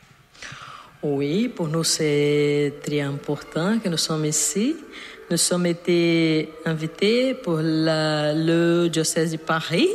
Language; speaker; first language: French; non-native, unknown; Portuguese